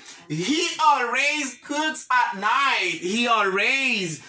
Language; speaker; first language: English; non-native, fluent; Haitian Creole